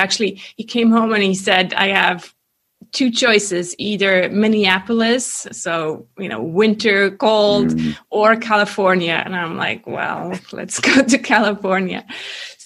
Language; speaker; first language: English; non-native, fluent; Swiss German